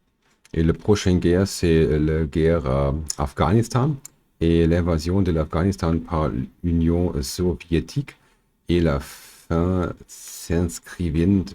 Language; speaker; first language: French; non-native, learner; German